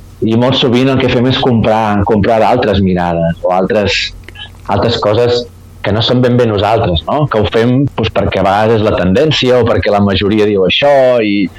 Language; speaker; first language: Catalan; native; Catalan